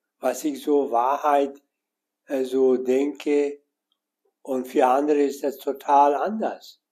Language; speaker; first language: German; non-native, learner; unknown